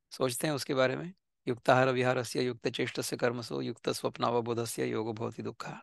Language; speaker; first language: Hindi; non-native, local second language; Marathi